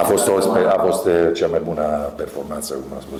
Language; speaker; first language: Romanian; non-native, learner; Italian